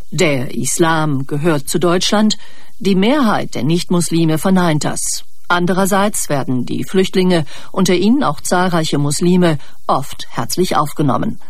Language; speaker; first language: German; native; German